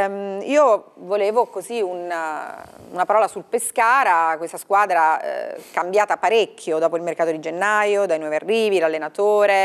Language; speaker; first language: Italian; native; Italian